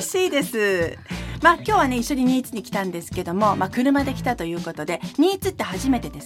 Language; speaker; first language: Japanese; native; Japanese